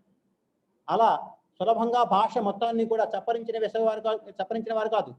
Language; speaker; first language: Telugu; native; Telugu